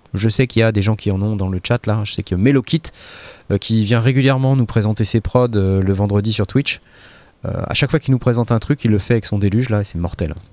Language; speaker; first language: French; native; French